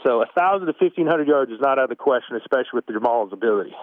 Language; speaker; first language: English; native; English